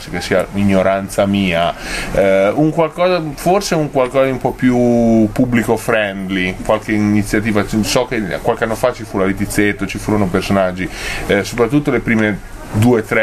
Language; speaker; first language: Italian; native; Italian